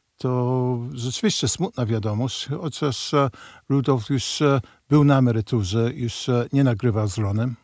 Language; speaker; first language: Polish; early bilingual, heritage; Polish